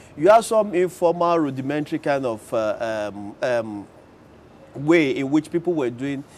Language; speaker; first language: English; non-native, local second language; Yoruba